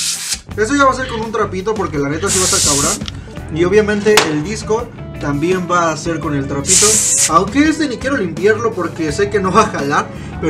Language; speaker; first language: Spanish; native; Spanish